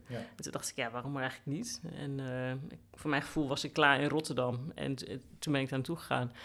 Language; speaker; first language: Dutch; native; Dutch